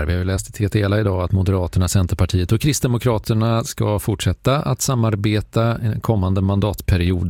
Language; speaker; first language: Swedish; native; Swedish